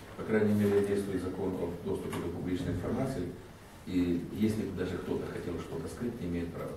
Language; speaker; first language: Russian; non-native, local second language; Ukrainian